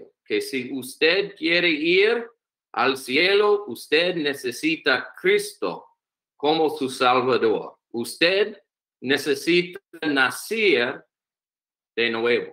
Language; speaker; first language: Spanish; non-native, learner; English